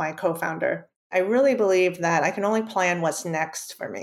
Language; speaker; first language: English; early bilingual, other home language; Spanish